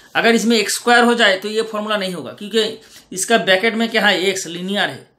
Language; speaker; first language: Hindi; non-native, local second language; Bangla